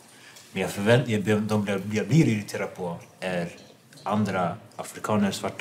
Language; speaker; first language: Swedish; non-native, local second language; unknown